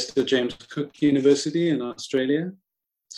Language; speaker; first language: English; native; English